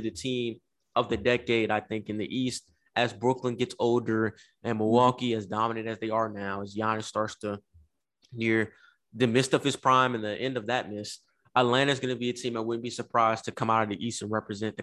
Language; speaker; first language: English; native; English